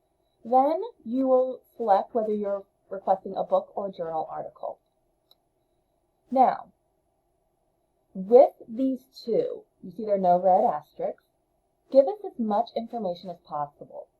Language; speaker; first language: English; native; English